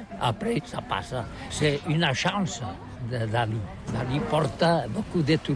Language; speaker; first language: French; non-native, learner; Catalan